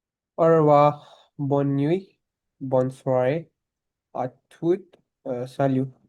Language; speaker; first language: French; non-native, learner; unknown